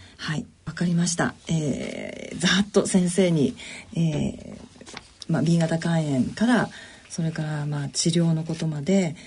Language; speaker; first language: Japanese; native; Japanese